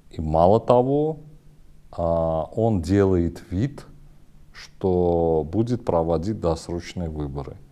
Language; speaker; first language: Russian; non-native, local second language; Armenian